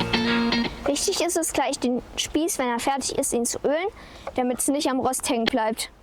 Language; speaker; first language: German; native; German